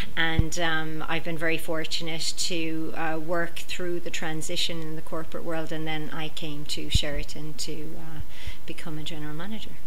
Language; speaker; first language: English; native; English